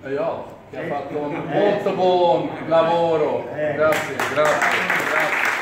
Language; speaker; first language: Italian; non-native, learner; Swedish